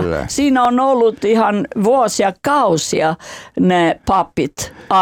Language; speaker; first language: Finnish; non-native, fluent; Albanian